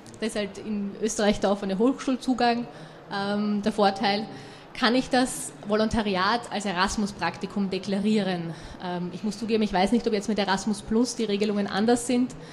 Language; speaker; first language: German; native; German